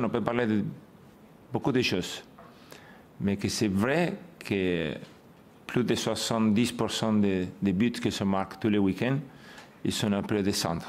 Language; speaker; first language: French; non-native, fluent; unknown